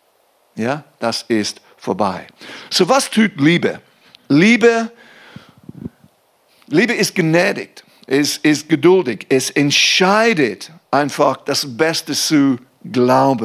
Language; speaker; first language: German; non-native, fluent; English